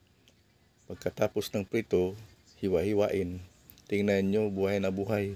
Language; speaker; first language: Filipino; non-native, local second language; Cebuano